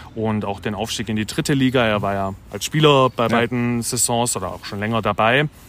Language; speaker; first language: German; native; German